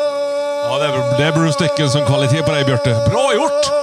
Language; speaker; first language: Swedish; native; Swedish